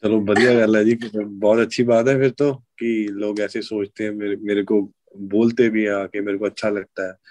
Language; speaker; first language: Hindi; non-native, local second language; Punjabi